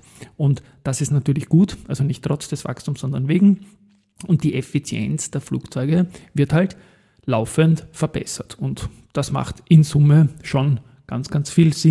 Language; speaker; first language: German; native; German